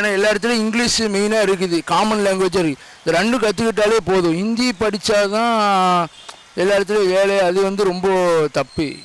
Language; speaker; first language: Tamil; native; Tamil